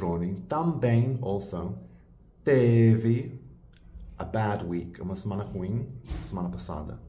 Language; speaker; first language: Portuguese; non-native, fluent; English